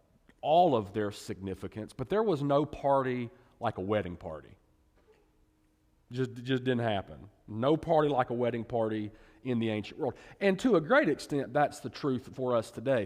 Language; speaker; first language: English; native; English